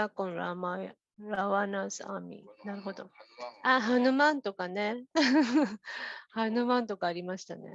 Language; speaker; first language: Japanese; native; Japanese